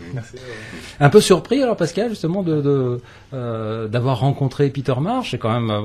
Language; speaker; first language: French; native; French